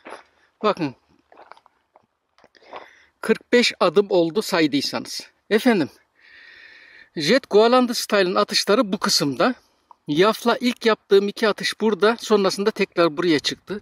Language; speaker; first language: Turkish; native; Turkish